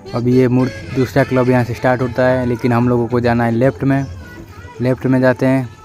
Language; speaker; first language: Hindi; non-native, local second language; Odia